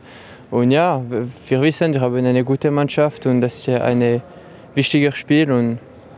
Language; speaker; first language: German; non-native, learner; French